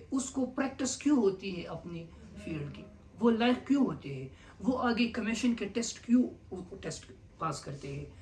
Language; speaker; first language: Urdu; non-native, local second language; Pashto